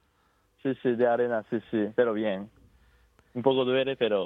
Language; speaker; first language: Spanish; non-native, fluent; Japanese